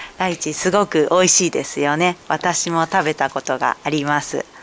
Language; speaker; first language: Japanese; native; Japanese